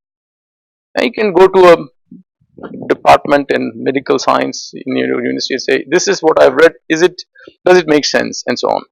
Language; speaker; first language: English; non-native, fluent; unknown